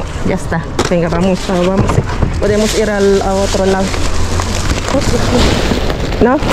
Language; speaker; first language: Spanish; non-native, fluent; Filipino